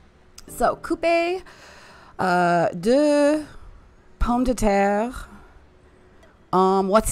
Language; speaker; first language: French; non-native, learner; English